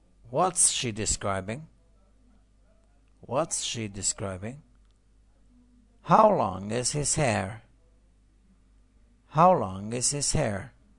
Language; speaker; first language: English; non-native, fluent; Persian